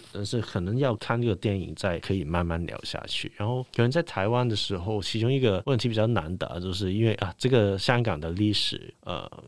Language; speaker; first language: Chinese; non-native, local second language; Cantonese